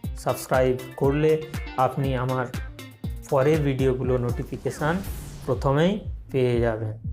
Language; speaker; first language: Bangla; non-native, local second language; Santali